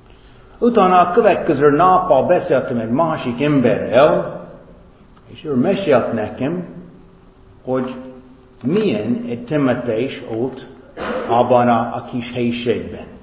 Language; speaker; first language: Hungarian; non-native, fluent; English